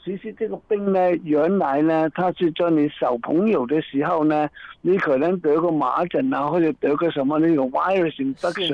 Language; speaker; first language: Chinese; native; Chinese